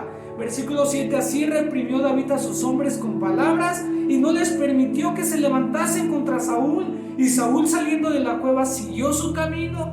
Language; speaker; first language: Spanish; native; Spanish